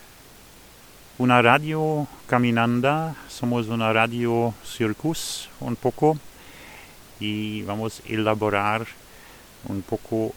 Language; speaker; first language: Spanish; non-native, fluent; Luxembourgish